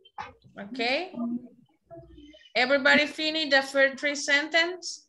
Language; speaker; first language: English; non-native, fluent; Spanish